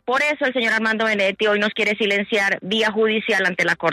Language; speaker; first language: Spanish; native; Spanish